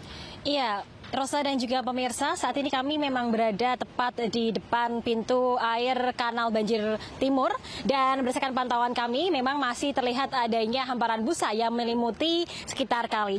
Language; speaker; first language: Indonesian; native; Indonesian